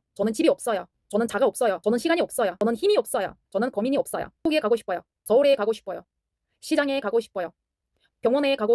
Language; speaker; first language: Korean; non-native, learner; Kazakh